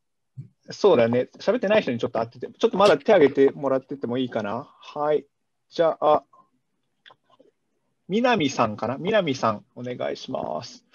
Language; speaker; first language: Japanese; native; Japanese